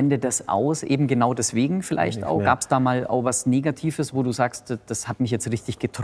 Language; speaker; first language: German; native; German